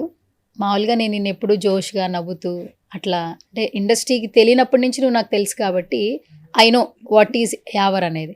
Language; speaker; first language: Telugu; native; Telugu